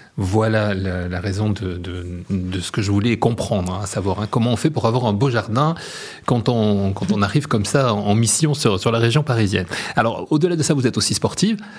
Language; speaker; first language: French; native; French